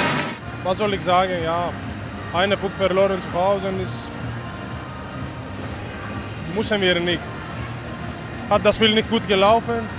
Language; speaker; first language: German; non-native, learner; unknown